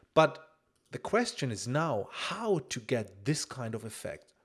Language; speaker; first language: English; non-native, fluent; German